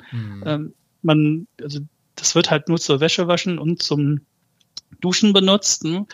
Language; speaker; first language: German; early bilingual, other home language; Turkish